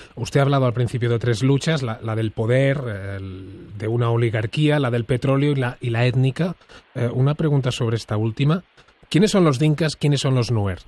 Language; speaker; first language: Spanish; non-native, local second language; Catalan